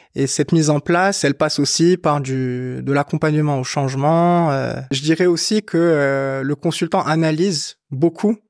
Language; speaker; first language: French; non-native, local second language; Arabic